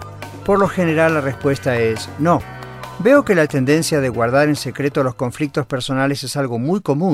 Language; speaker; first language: Spanish; native; Spanish